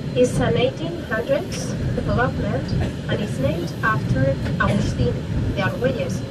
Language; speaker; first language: English; non-native, fluent; Spanish